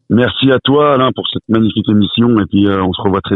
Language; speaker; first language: French; native; French